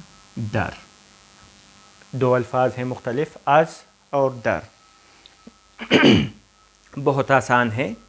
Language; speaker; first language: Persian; non-native, fluent; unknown